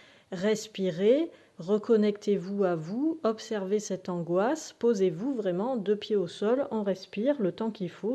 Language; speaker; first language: French; native; French